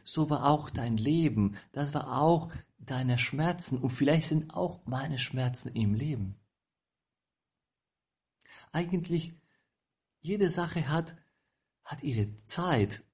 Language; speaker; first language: German; non-native, fluent; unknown